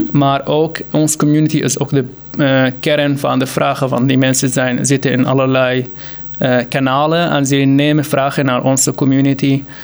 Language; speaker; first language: Dutch; non-native, fluent; Arabic